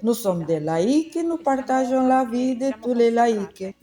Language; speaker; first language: French; non-native, fluent; Italian